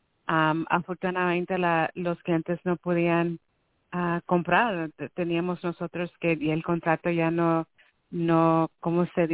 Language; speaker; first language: Spanish; early bilingual, heritage; Spanish